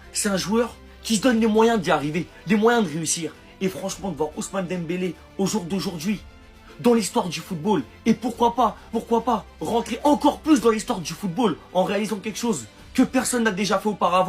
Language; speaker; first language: French; native; French